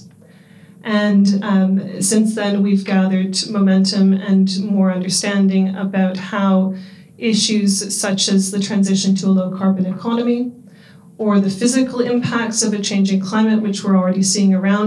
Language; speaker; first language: English; native; English